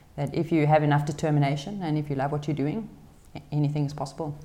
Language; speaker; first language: English; native; English